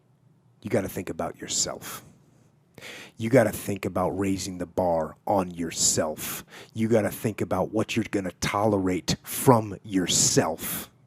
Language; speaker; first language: English; native; English